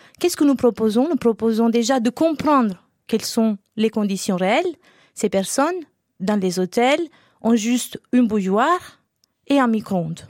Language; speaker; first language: French; non-native, fluent; Italian